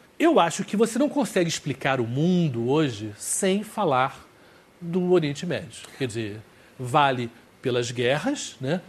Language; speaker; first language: Portuguese; native; Portuguese